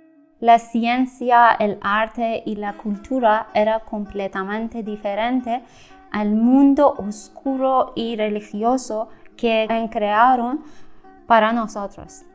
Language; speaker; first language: Spanish; non-native, fluent; Persian